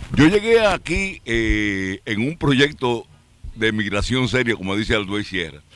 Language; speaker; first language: Spanish; native; Spanish